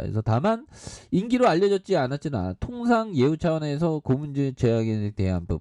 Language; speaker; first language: Korean; native; Korean